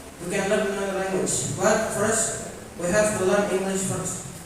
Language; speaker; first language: English; non-native, learner; Indonesian